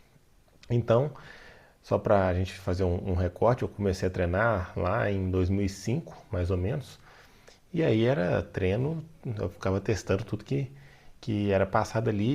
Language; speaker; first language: Portuguese; native; Portuguese